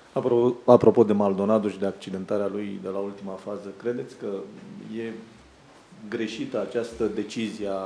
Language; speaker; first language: Romanian; native; Romanian